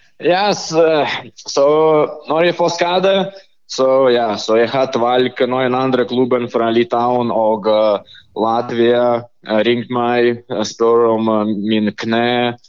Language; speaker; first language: Norwegian; non-native, learner; Lithuanian